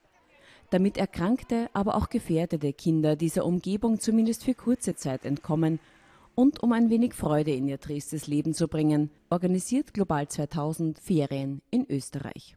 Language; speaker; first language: German; native; German